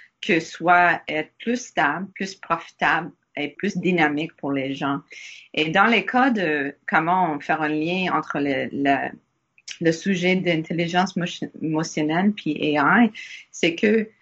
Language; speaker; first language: French; non-native, learner; English